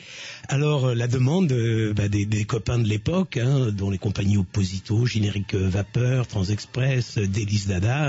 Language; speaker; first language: French; native; French